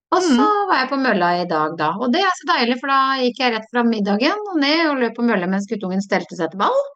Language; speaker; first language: Norwegian; native; Norwegian